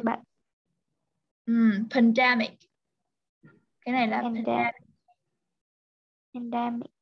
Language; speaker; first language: Vietnamese; native; Vietnamese